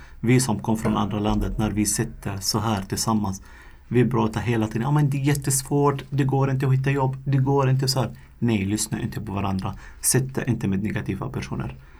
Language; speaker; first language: Swedish; non-native, fluent; Arabic